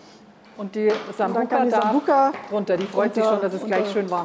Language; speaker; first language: German; native; German